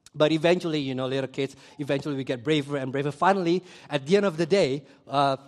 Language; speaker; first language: English; early bilingual, other home language; Indonesian